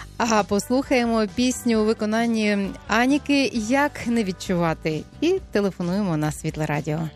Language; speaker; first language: Ukrainian; native; Ukrainian